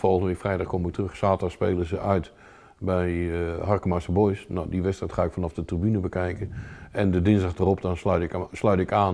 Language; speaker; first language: Dutch; native; Dutch